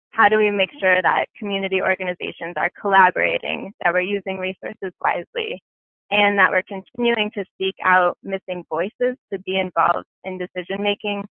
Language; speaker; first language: English; native; English